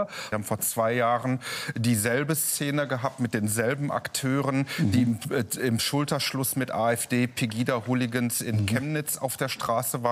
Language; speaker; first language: German; native; German